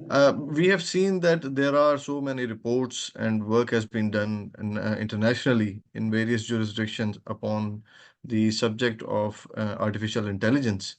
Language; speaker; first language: English; non-native, local second language; Urdu